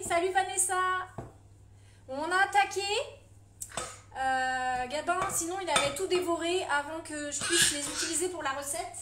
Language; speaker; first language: French; native; French